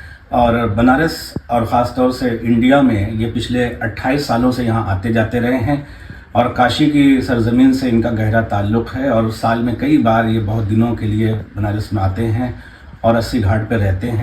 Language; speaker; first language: Hindi; native; Hindi